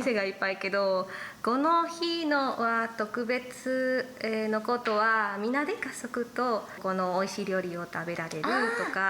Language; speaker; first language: Japanese; non-native, learner; Spanish